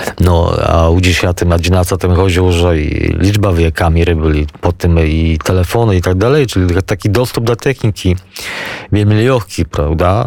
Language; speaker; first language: Polish; non-native, local second language; Belarusian